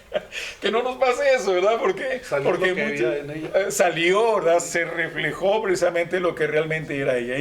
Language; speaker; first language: Spanish; native; Spanish